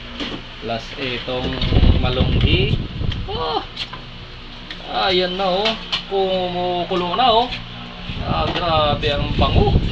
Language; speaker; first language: Filipino; non-native, local second language; Hiligaynon